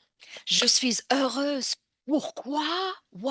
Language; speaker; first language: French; non-native, fluent; English